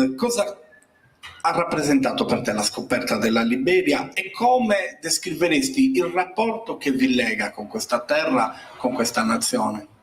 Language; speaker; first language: Italian; native; Italian